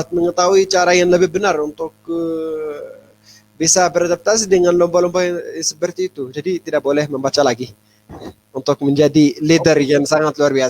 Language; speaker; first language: Indonesian; non-native, fluent; Arabic